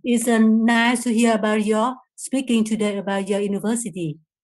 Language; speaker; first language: English; non-native, learner; Vietnamese